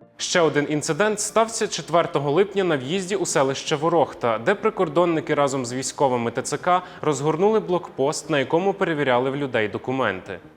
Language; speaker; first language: Ukrainian; native; Ukrainian